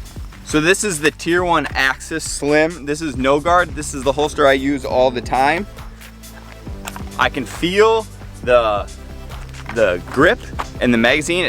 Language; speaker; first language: English; native; English